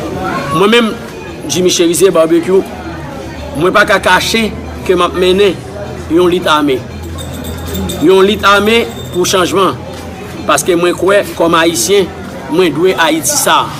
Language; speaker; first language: Haitian Creole; native; Haitian Creole